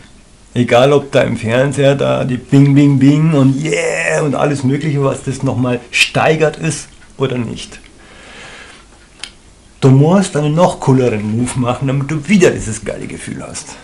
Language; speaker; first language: German; native; German